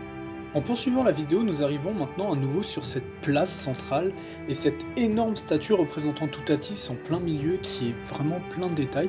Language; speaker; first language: French; native; French